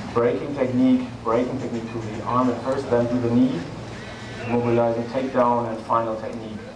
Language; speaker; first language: English; non-native, fluent; German